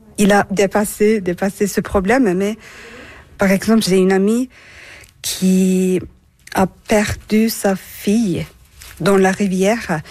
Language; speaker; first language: French; non-native, learner; Turkish